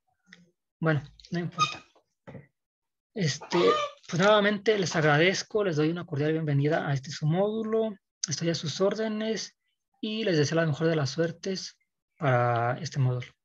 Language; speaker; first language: Spanish; native; Spanish